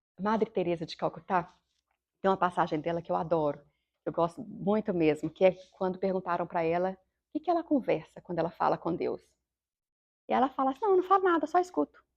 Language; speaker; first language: Portuguese; native; Portuguese